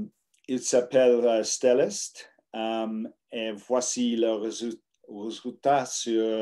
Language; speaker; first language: French; non-native, learner; English